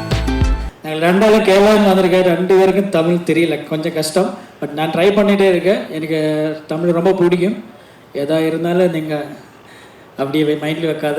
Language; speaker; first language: Tamil; non-native, learner; Malayalam